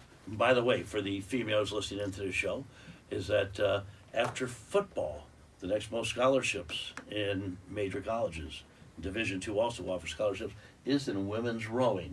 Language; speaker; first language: English; native; English